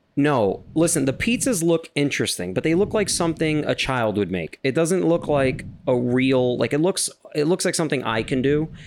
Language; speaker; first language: English; native; English